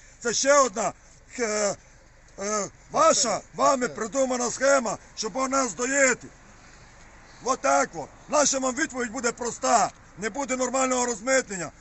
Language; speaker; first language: Ukrainian; native; Ukrainian